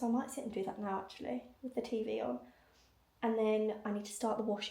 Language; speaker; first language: English; native; English